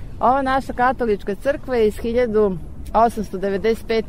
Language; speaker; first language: Serbian; native; Serbian